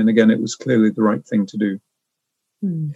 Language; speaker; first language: English; native; English